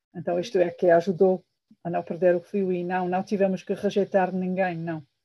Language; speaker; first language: Portuguese; non-native, fluent; English